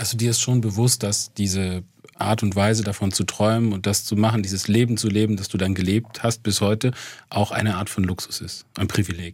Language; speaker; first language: German; native; German